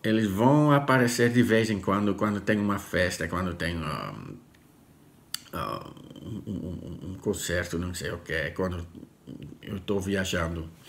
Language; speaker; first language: Portuguese; non-native, learner; Dutch